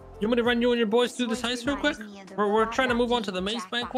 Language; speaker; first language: English; native; English